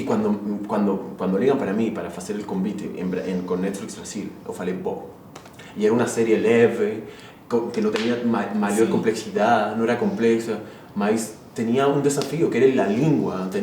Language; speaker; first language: Portuguese; non-native, fluent; Spanish